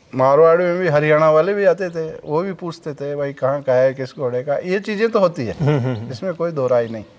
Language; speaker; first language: Hindi; native; Hindi